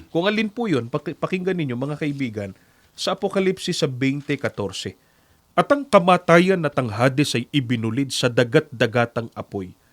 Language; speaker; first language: Filipino; native; Filipino